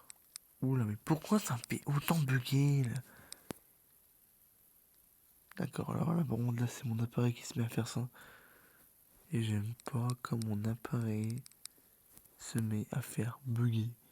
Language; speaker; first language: French; native; French